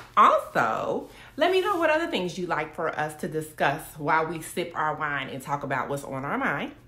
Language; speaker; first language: English; native; English